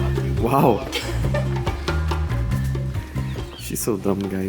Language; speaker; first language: English; non-native, fluent; Portuguese